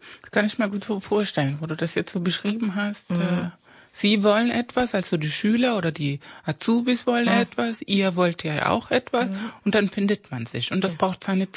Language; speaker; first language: German; non-native, fluent; Spanish